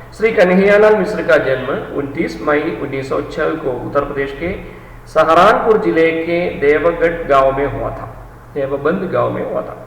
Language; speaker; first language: Hindi; non-native, local second language; Malayalam